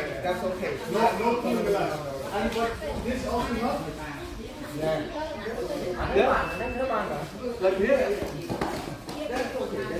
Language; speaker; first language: English; non-native, learner; Vietnamese